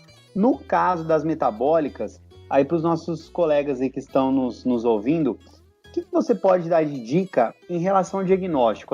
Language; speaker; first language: Portuguese; native; Portuguese